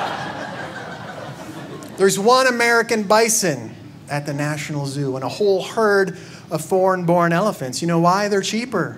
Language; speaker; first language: English; native; English